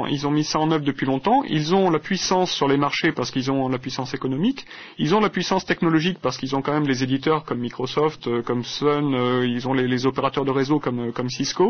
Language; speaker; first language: French; native; French